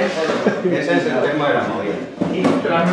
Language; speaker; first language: Spanish; native; Spanish